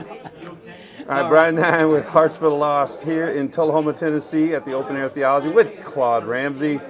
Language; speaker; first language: English; native; English